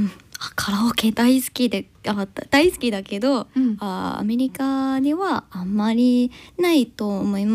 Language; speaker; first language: Japanese; non-native, learner; English